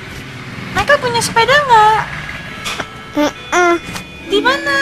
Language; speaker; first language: Indonesian; native; Indonesian